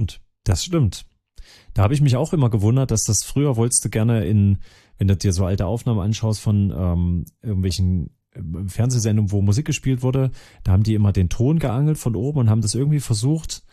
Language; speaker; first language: German; native; German